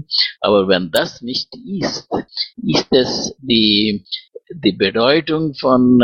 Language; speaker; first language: German; non-native, fluent; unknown